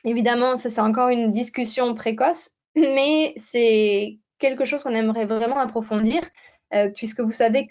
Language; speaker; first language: French; native; French